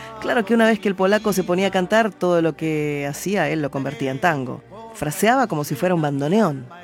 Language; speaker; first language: Spanish; native; Spanish